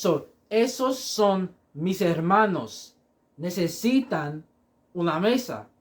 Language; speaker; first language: Spanish; non-native, fluent; English